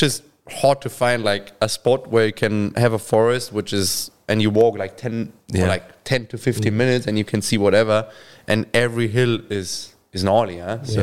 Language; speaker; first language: English; non-native, fluent; German